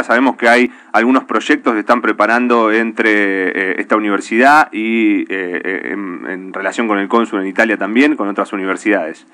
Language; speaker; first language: Spanish; native; Spanish